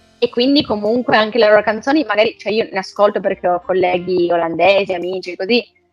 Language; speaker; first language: Italian; native; Italian